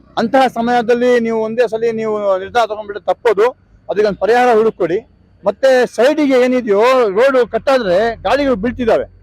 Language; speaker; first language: Kannada; non-native, local second language; Urdu